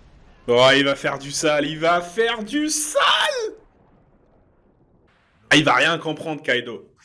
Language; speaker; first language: French; native; French